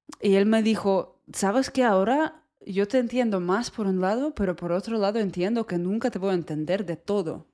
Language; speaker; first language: Spanish; non-native, fluent; Russian